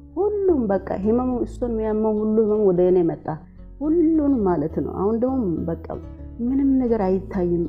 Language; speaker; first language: Amharic; non-native, local second language; Wolaytta